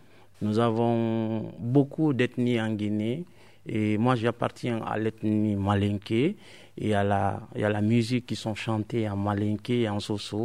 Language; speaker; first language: French; non-native, local second language; Mandingo